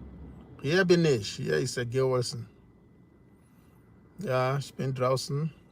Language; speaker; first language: German; non-native, learner; English